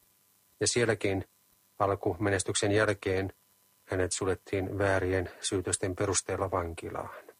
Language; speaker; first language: Finnish; native; Finnish